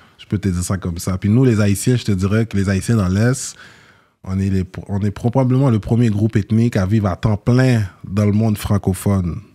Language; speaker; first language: French; early bilingual, other home language; Haitian Creole